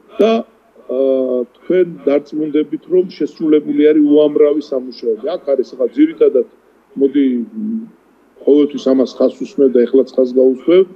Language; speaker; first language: Georgian; native; Georgian